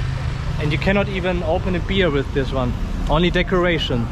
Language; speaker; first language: English; non-native, fluent; German